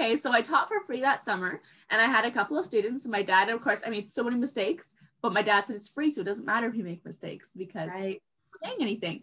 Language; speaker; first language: English; native; English